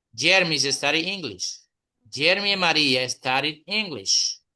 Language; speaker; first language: English; non-native, fluent; Spanish